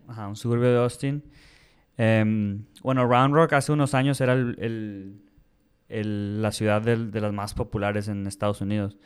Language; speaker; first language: Spanish; early bilingual, heritage; Spanish